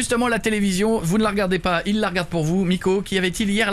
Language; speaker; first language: French; native; French